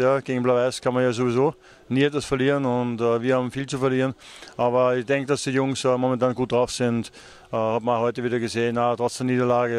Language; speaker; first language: German; native; German